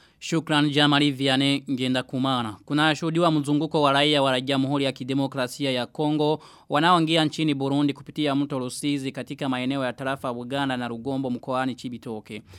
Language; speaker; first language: Swahili; non-native, local second language; Rundi